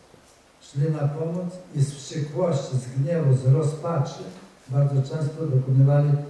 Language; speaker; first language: Polish; native; Polish